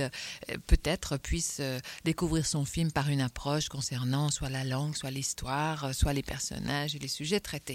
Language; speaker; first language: French; native; French